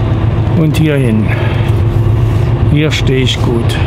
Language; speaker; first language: German; native; German